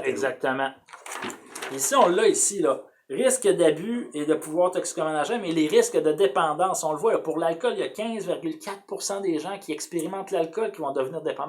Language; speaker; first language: French; native; French